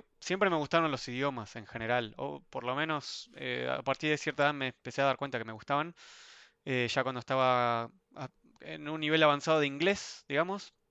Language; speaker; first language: Spanish; native; Spanish